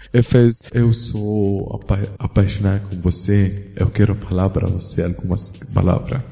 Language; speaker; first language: Portuguese; non-native, learner; Arabic